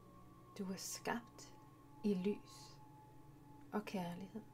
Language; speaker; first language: Danish; native; Danish